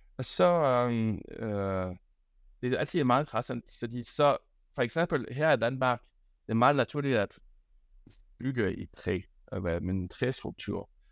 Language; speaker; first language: Danish; non-native, fluent; French